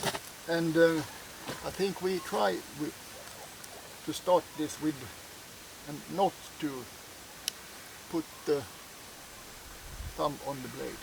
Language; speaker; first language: English; non-native, fluent; Swedish